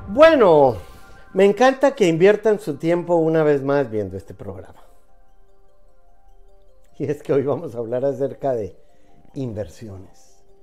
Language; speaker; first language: Spanish; native; Spanish